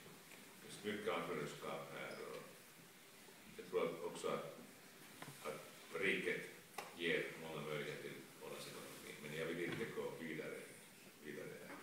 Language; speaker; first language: Swedish; non-native, local second language; Finnish